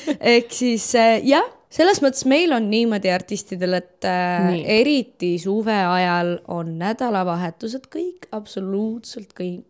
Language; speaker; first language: Estonian; non-native, local second language; Russian